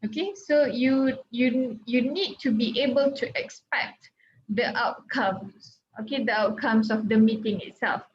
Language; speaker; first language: English; non-native, local second language; Malay